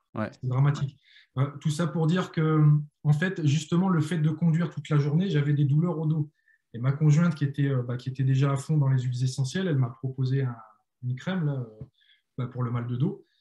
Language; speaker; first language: French; native; French